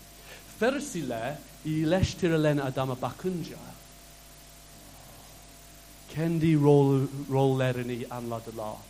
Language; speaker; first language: Turkish; non-native, fluent; English